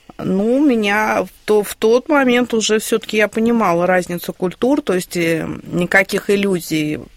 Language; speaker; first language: Russian; native; Russian